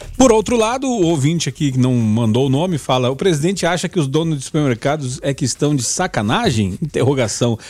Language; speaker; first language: Portuguese; native; Portuguese